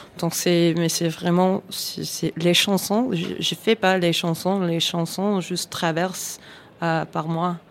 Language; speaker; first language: French; non-native, fluent; English